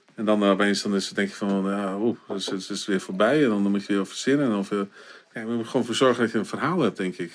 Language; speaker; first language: Dutch; native; Dutch